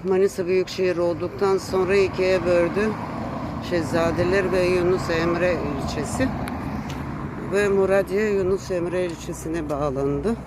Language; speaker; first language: Turkish; early bilingual, heritage; Turkish